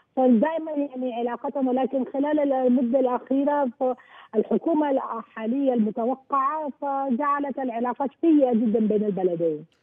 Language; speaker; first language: Arabic; non-native, learner; Urdu